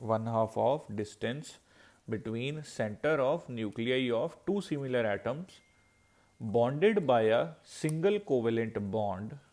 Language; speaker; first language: English; non-native, local second language; Punjabi